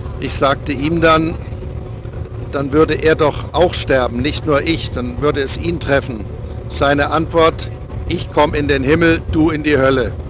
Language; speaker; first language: German; native; German